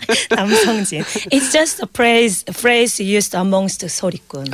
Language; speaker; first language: English; non-native, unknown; Korean